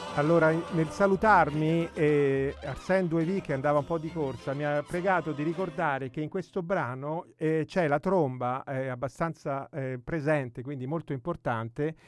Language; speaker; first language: Italian; native; Italian